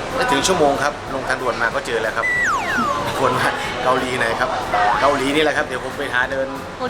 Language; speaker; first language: Thai; native; Thai